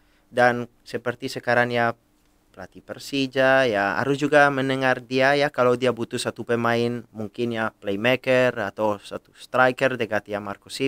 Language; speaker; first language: Indonesian; non-native, fluent; Italian